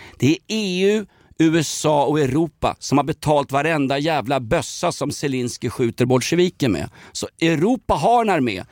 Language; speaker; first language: Swedish; native; Swedish